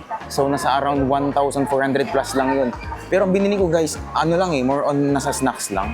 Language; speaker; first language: Filipino; native; Filipino